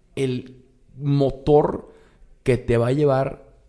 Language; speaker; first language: Spanish; native; Spanish